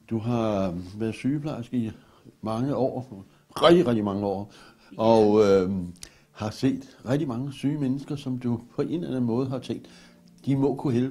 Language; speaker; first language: Danish; native; Danish